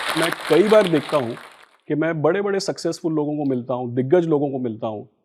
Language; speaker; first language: Hindi; non-native, local second language; Gujarati